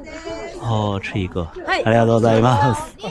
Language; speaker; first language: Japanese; non-native, learner; Chinese